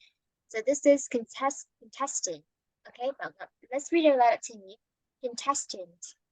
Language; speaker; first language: English; non-native, fluent; Vietnamese